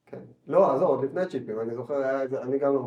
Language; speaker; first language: Hebrew; native; Hebrew